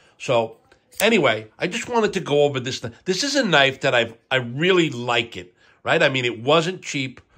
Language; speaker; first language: English; native; English